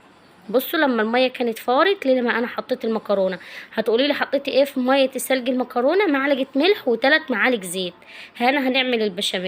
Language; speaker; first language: Arabic; native; Arabic